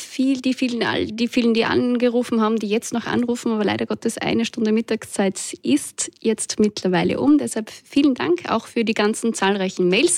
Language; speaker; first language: German; native; German